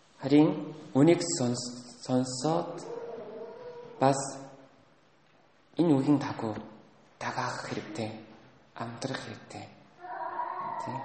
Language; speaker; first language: Mongolian; non-native, fluent; Korean